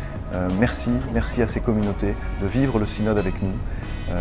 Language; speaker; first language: French; native; French